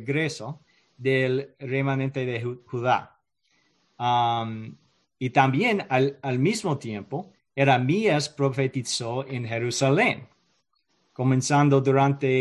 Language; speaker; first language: Spanish; non-native, learner; English